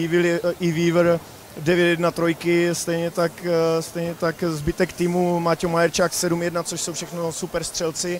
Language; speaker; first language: Czech; native; Czech